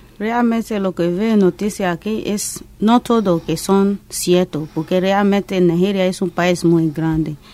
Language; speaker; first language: Spanish; non-native, learner; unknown